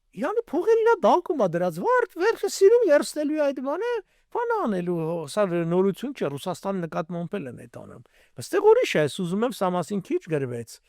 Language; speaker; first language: Armenian; native; Armenian